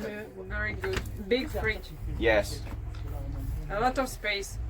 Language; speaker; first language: English; non-native, learner; Ukrainian